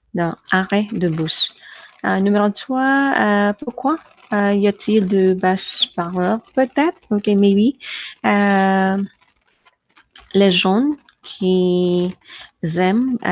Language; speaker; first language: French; non-native, fluent; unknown